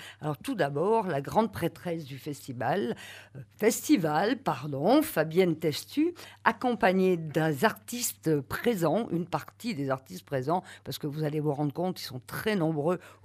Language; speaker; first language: French; native; French